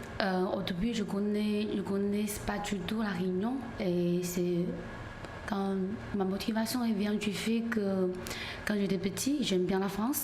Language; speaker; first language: French; non-native, learner; Chinese